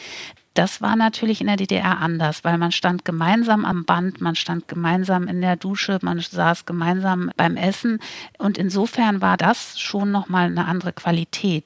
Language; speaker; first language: German; native; German